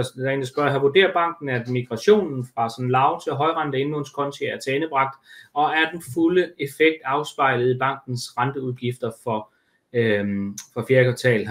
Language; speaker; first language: Danish; native; Danish